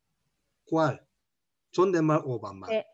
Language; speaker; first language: Spanish; non-native, learner; Korean